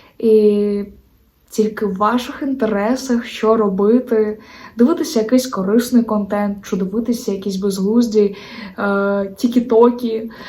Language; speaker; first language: Ukrainian; non-native, local second language; Russian